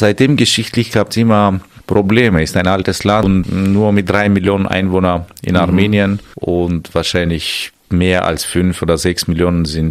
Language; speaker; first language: German; non-native, fluent; Armenian